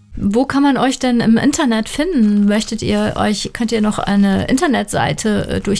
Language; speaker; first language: German; native; German